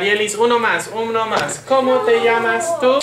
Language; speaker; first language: Spanish; non-native, fluent; English